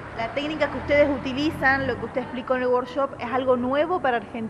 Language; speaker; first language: Spanish; native; Spanish